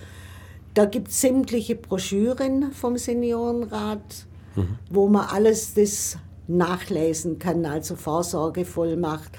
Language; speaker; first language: German; native; German